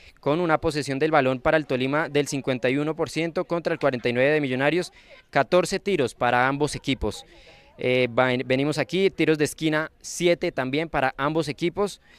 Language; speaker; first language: Spanish; native; Spanish